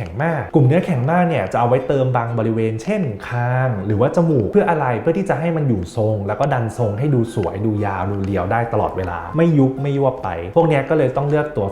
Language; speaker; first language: Thai; native; Thai